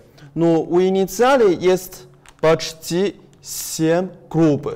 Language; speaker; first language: Russian; non-native, learner; Chinese